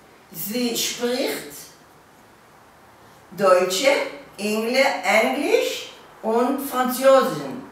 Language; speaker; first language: German; non-native, learner; Hebrew